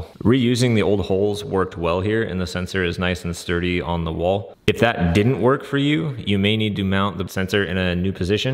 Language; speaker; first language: English; native; English